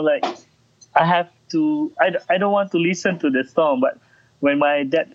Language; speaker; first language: English; non-native, local second language; Malay